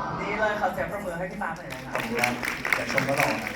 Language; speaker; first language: Thai; native; Thai